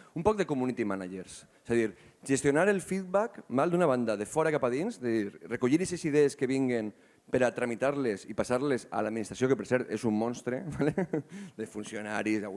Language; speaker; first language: Catalan; native; Catalan